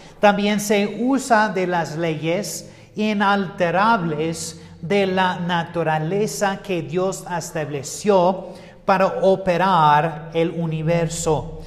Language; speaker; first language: Spanish; non-native, fluent; English